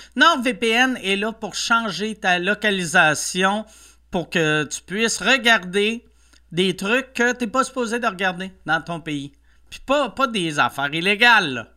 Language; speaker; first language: French; native; French